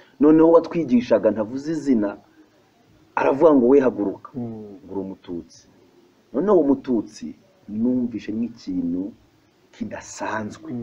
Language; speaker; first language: Kinyarwanda; native; Kinyarwanda